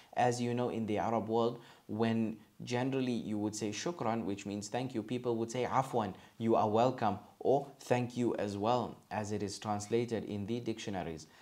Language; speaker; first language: English; native; English